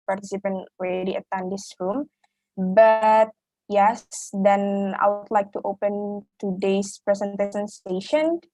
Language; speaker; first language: English; non-native, learner; Indonesian